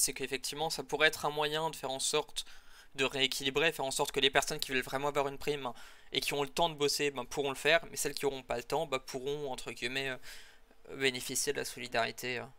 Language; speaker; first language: French; native; French